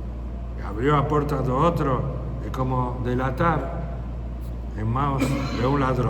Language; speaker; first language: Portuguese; non-native, fluent; Spanish